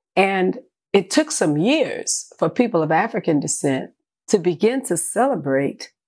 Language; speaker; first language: English; native; English